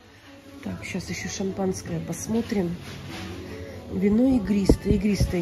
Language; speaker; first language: Russian; native; Russian